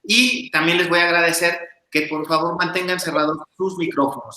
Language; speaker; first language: Spanish; native; Spanish